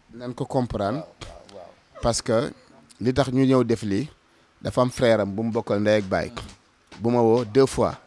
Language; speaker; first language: Wolof; native; Wolof